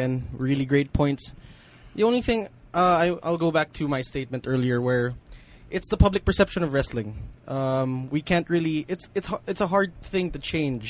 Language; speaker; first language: English; non-native, local second language; Hiligaynon